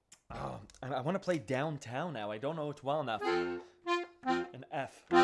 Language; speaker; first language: English; native; English